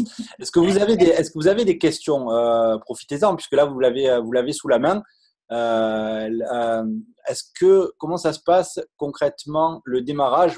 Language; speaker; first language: French; native; French